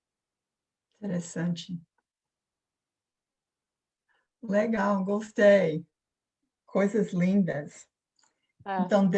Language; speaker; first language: Portuguese; non-native, fluent; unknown